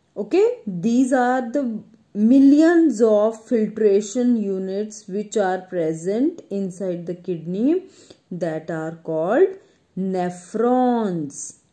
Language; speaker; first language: English; non-native, local second language; Punjabi